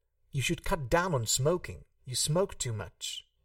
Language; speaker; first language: English; non-native, fluent; Hungarian